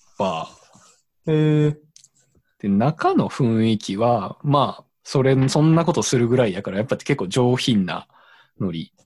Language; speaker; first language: Japanese; native; Japanese